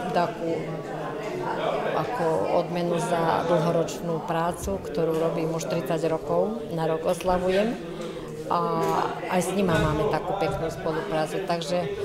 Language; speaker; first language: Slovak; native; Slovak